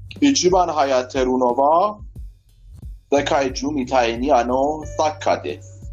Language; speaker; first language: Japanese; non-native, learner; Persian